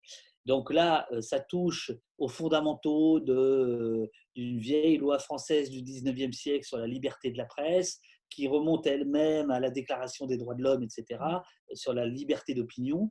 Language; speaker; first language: French; native; French